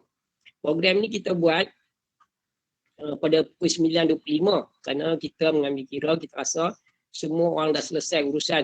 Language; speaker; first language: Malay; native; Malay